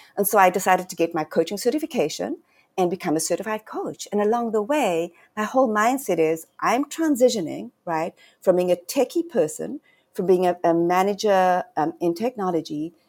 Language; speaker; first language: English; native; English